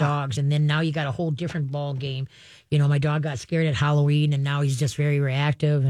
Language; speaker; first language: English; native; English